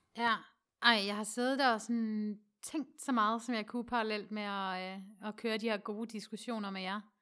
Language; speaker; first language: Danish; native; Danish